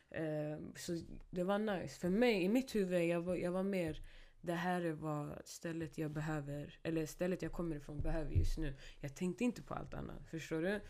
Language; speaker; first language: Swedish; early bilingual, other home language; Somali